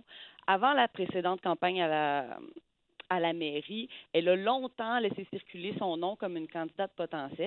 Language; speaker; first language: French; native; French